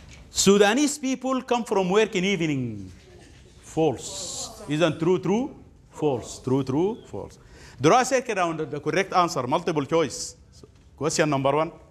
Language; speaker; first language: English; non-native, fluent; Arabic